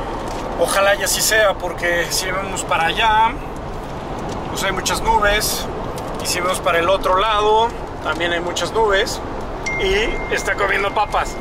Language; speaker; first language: Spanish; native; Spanish